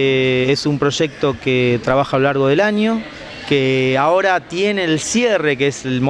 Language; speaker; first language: Spanish; native; Spanish